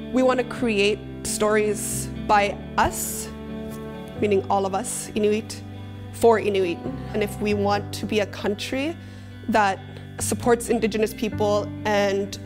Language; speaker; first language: English; native; English